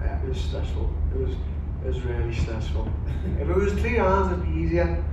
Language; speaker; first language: English; native; English